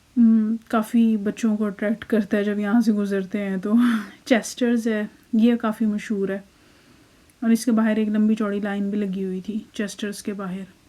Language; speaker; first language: Urdu; native; Urdu